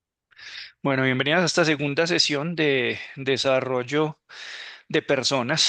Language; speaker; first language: Spanish; native; Spanish